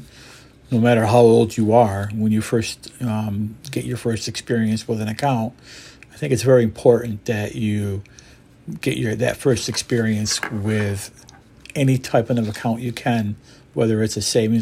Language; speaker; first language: English; native; English